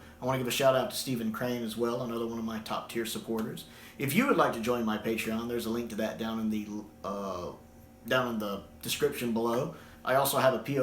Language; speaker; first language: English; native; English